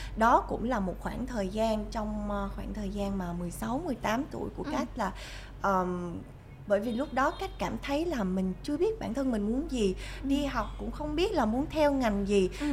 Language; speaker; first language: Vietnamese; early bilingual, heritage; Vietnamese